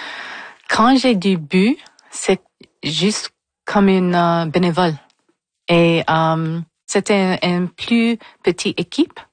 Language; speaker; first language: French; non-native, fluent; English